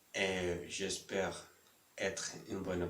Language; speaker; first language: French; non-native, learner; Spanish